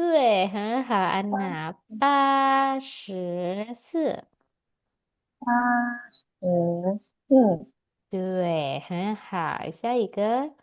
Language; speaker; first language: Chinese; non-native, fluent; Indonesian